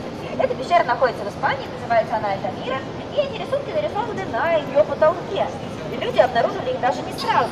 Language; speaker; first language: Russian; native; Russian